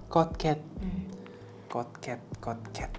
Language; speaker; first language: Vietnamese; non-native, learner; English